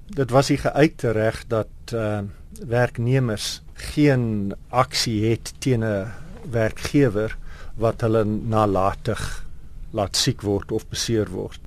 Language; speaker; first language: Afrikaans; non-native, local second language; English